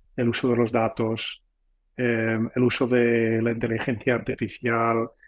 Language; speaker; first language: Spanish; non-native, fluent; English